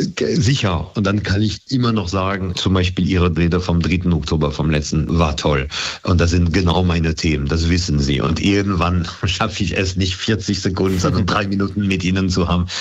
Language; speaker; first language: German; non-native, fluent; French